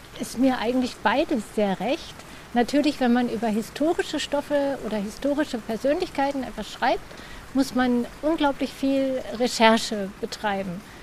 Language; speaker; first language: German; native; German